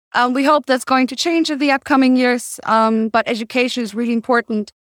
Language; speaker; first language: English; non-native, fluent; German